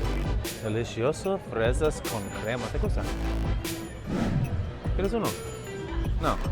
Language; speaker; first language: Spanish; non-native, learner; English